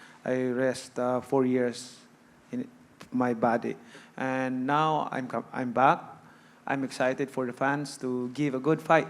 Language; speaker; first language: English; non-native, local second language; Cebuano